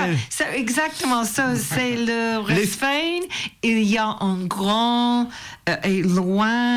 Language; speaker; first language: French; non-native, learner; English